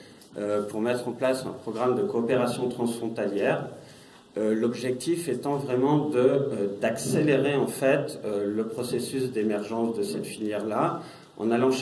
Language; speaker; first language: French; native; French